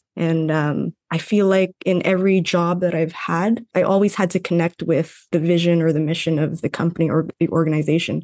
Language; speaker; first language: English; non-native, fluent; Filipino